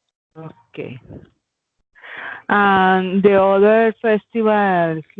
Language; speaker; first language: English; non-native, learner; Spanish